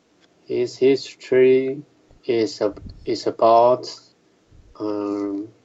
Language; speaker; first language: English; non-native, learner; Chinese